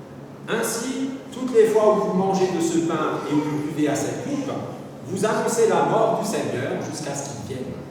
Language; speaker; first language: French; native; French